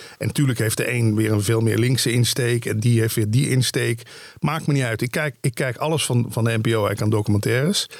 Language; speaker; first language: Dutch; native; Dutch